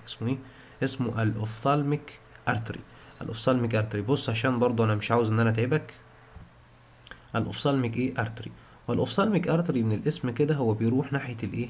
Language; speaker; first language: Arabic; native; Arabic